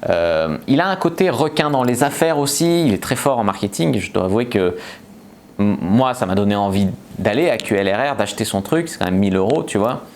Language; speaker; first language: French; native; French